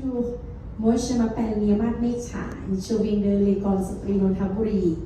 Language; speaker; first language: French; non-native, fluent; Thai